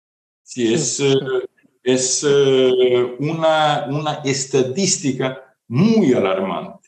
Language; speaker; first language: Spanish; non-native, fluent; Ukrainian